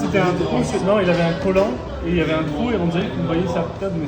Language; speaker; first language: French; native; French